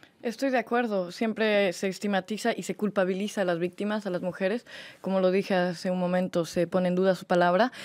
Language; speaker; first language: Spanish; native; Spanish